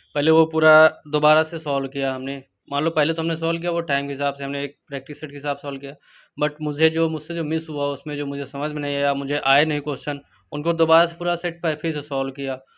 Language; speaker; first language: Hindi; native; Hindi